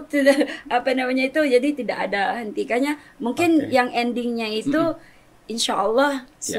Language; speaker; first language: Indonesian; non-native, fluent; German